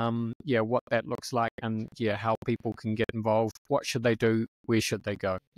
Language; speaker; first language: English; native; English